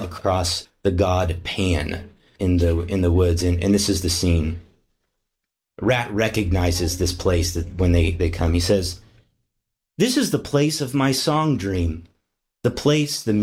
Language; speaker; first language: English; native; English